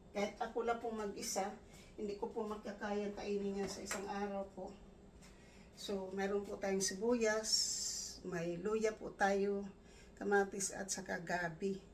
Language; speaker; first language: Filipino; non-native, local second language; Cebuano